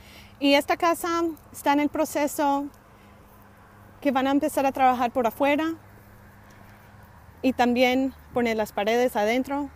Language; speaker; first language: Spanish; early bilingual, heritage; Spanish